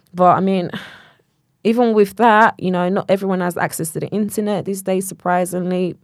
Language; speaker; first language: English; non-native, local second language; Yoruba